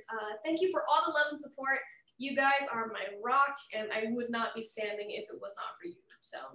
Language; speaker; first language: English; native; English